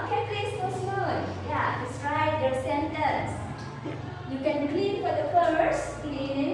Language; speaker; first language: English; non-native, learner; Indonesian